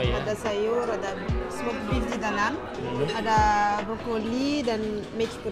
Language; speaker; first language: Indonesian; non-native, learner; French